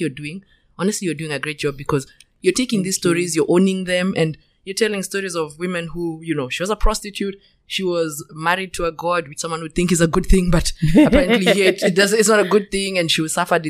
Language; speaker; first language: English; non-native, local second language; Kikuyu